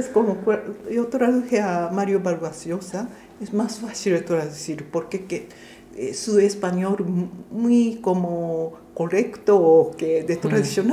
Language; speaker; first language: Spanish; non-native, fluent; Japanese